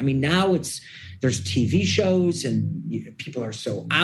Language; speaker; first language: English; native; English